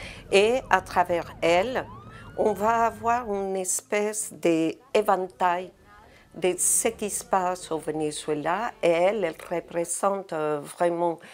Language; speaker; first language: French; non-native, fluent; Spanish